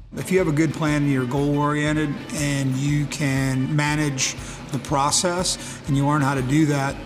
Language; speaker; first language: English; native; English